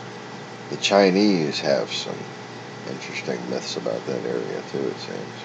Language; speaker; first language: English; native; English